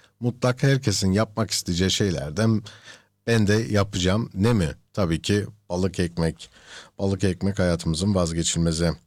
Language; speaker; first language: Turkish; early bilingual, heritage; Turkish